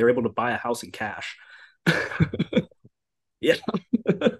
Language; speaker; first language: English; native; English